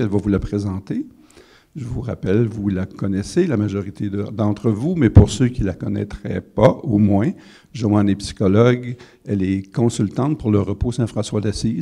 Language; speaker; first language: French; native; French